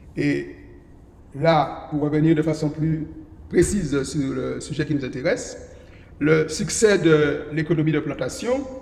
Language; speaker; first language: French; native; French